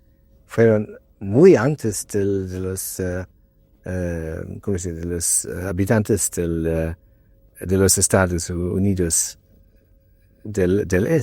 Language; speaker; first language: Spanish; non-native, learner; English